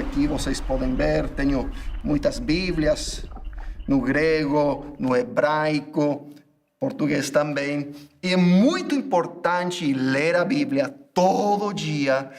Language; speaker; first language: Portuguese; non-native, fluent; English